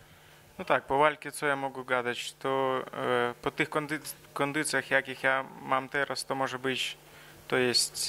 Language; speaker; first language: Polish; non-native, learner; Russian